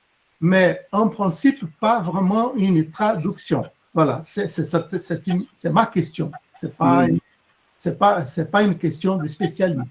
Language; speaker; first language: French; non-native, fluent; Portuguese